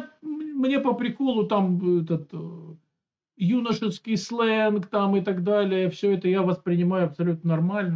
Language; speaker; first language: Russian; native; Russian